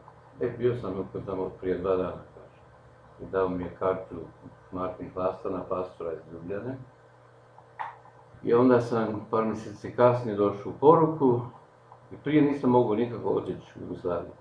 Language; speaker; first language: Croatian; non-native, local second language; Slovenian